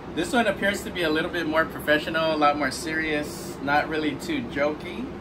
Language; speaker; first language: English; native; English